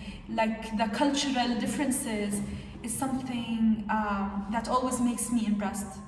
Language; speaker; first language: English; non-native, fluent; Arabic